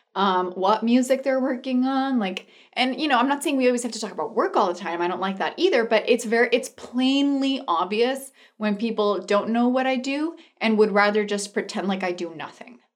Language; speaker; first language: English; non-native, fluent; Spanish